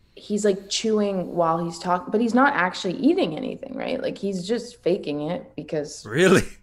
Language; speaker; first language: English; native; English